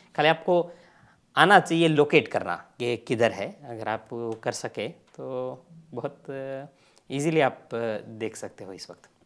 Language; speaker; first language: Hindi; non-native, local second language; Gujarati